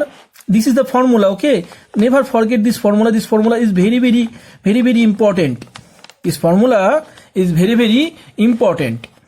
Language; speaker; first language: English; non-native, local second language; Bangla